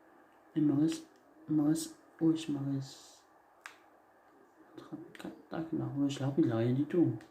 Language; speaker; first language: French; non-native, learner; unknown